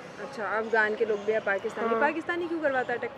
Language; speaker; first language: Hindi; native; Hindi